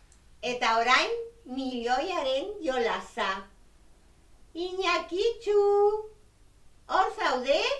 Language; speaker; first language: Basque; non-native, learner; Spanish